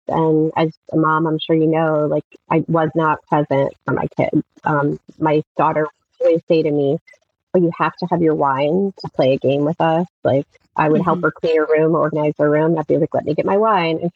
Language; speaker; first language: English; native; English